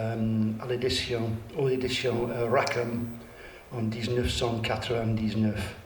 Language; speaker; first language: French; non-native, learner; English